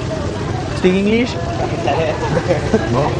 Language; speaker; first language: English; non-native, learner; French